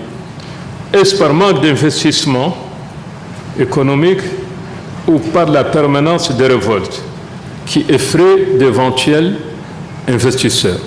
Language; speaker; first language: French; non-native, local second language; Arabic